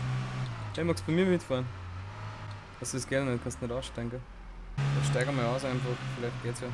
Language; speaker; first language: German; native; German